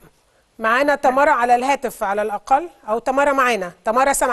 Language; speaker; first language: Arabic; native; Arabic